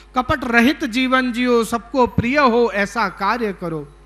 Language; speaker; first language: Hindi; non-native, local second language; Gujarati